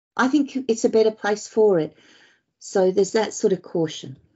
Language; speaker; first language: English; native; English